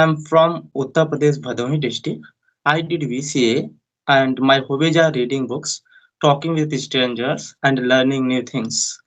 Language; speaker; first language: English; non-native, learner; Hindi